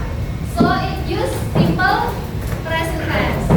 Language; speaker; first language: English; non-native, learner; Indonesian